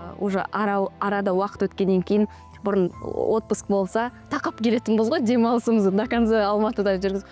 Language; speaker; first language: Kazakh; native; Kazakh